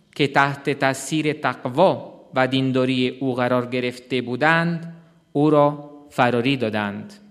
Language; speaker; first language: Persian; non-native, fluent; Italian